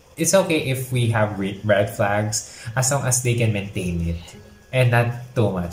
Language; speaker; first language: English; non-native, local second language; Filipino